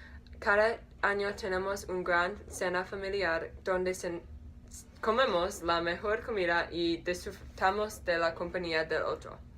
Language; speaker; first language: Spanish; non-native, learner; English